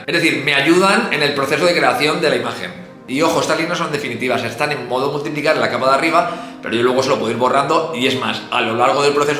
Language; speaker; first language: Spanish; native; Spanish